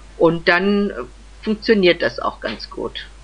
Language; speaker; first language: German; native; German